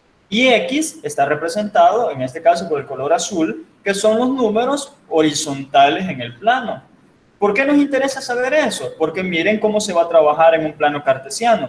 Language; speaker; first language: Spanish; native; Spanish